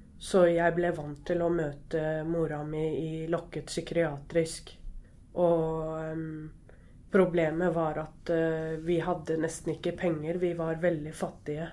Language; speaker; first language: Norwegian; early bilingual, other home language; Arabic